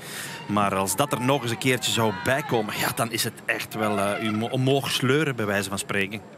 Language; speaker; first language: Dutch; native; Dutch